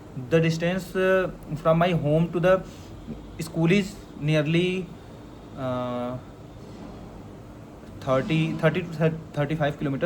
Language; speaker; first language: English; non-native, learner; Hindi